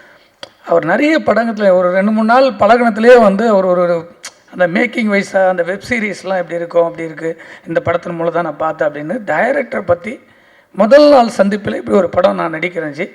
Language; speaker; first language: Tamil; native; Tamil